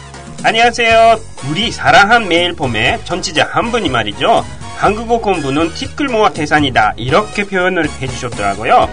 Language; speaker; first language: Korean; non-native, fluent; Japanese